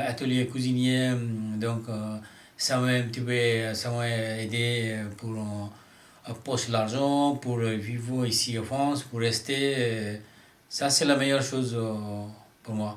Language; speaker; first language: French; non-native, learner; Bangla